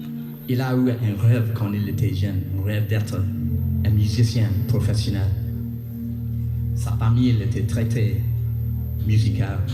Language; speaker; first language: French; non-native, learner; English